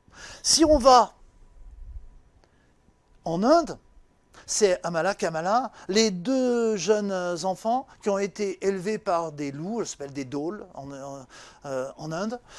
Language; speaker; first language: French; native; French